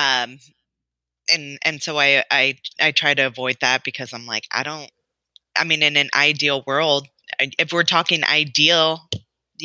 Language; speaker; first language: English; native; English